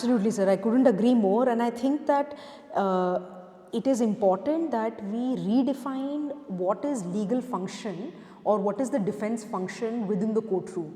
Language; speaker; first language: English; non-native, local second language; Hindi